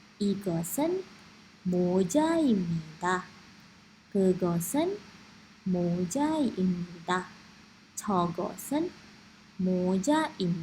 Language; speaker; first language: Korean; non-native, fluent; Indonesian